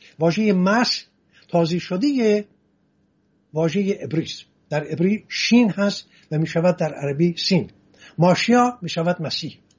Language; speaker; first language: Persian; non-native, local second language; Assyrian Neo-Aramaic